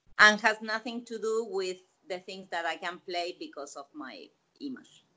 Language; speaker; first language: English; non-native, fluent; Spanish